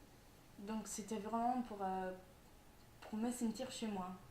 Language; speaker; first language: French; non-native, fluent; Italian